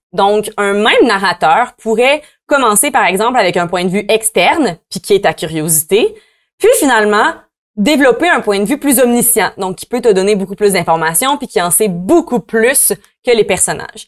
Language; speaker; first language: French; native; French